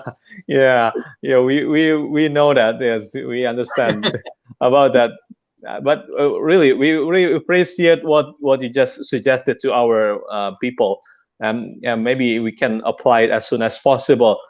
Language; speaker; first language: English; non-native, fluent; Indonesian